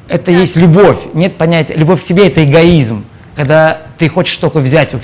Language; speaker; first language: Russian; native; Russian